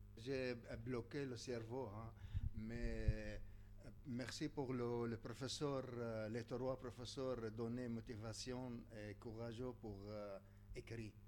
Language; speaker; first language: French; non-native, learner; Arabic